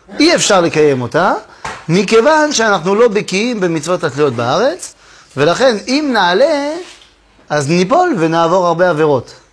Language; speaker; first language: Hebrew; non-native, fluent; French